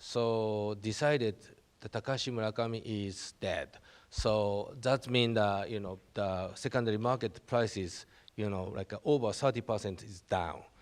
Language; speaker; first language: English; non-native, learner; Japanese